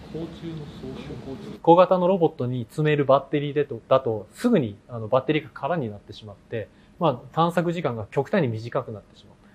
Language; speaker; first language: Japanese; native; Japanese